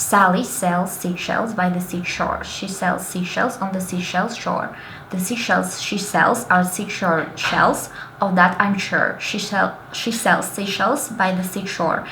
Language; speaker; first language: English; non-native, fluent; Polish